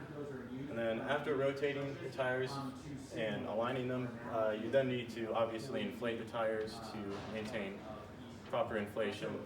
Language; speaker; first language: English; native; English